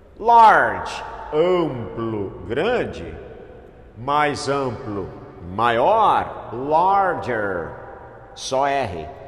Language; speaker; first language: Portuguese; non-native, fluent; English